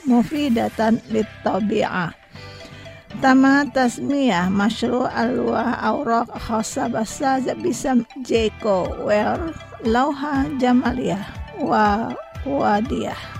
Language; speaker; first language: Arabic; non-native, fluent; Indonesian